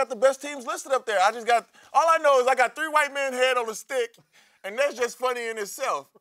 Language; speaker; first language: English; native; English